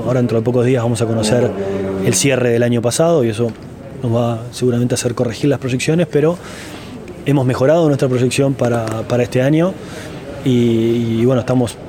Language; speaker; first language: Spanish; native; Spanish